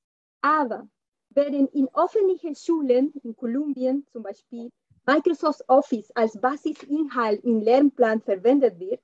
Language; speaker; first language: German; non-native, fluent; Spanish